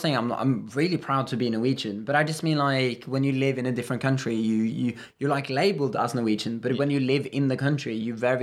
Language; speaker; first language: English; non-native, fluent; Norwegian